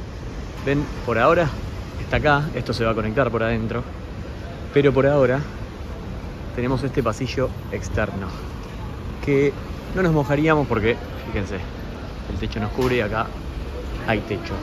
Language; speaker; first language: Spanish; native; Spanish